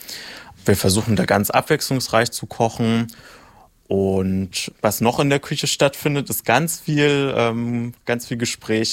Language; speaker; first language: German; native; German